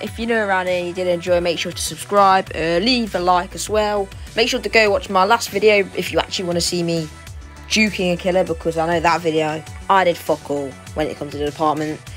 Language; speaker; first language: English; native; English